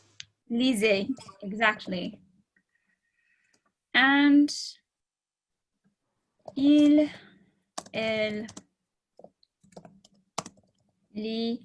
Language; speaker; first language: French; non-native, fluent; English